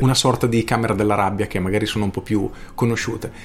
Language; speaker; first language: Italian; native; Italian